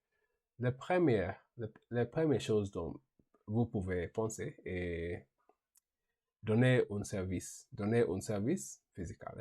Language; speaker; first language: French; non-native, learner; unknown